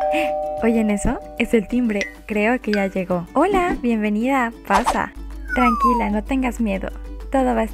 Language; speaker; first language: Spanish; native; Spanish